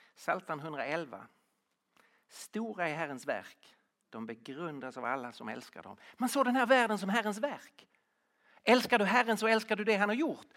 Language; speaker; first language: Swedish; native; Swedish